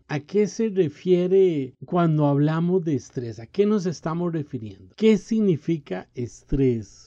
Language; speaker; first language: Spanish; native; Spanish